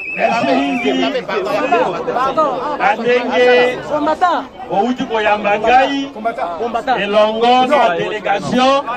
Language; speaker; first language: Lingala; native; Lingala